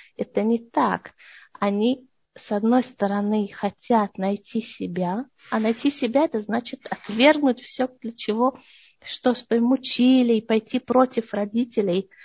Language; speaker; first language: Russian; early bilingual, heritage; Russian